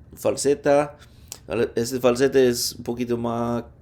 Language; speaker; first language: Spanish; non-native, learner; English